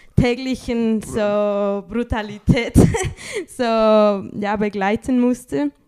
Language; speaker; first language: German; non-native, fluent; Spanish